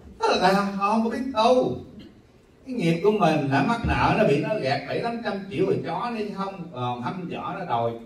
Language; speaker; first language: Vietnamese; native; Vietnamese